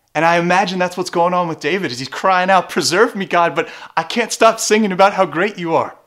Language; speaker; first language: English; native; English